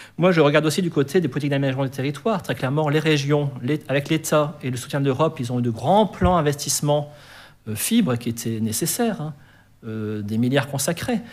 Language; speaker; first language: French; native; French